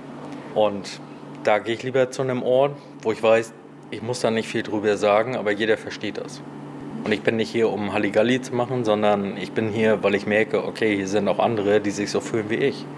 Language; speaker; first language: German; native; German